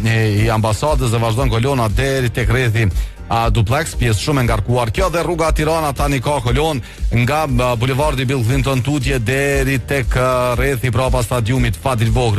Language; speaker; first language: Albanian; native; Albanian